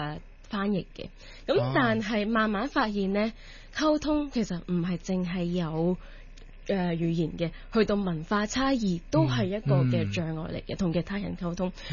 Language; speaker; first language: Cantonese; early bilingual, other home language; Punjabi